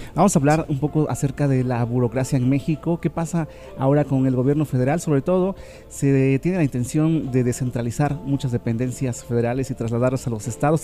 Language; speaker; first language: Spanish; native; Spanish